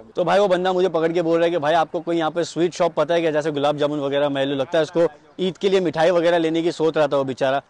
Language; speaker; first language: Hindi; non-native, local second language; Urdu